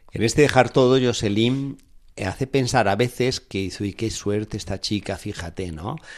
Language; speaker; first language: Spanish; native; Spanish